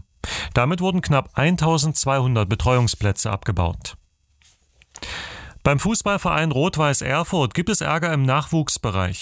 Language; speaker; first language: German; native; German